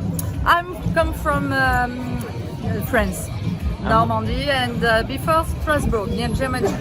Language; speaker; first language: English; non-native, learner; French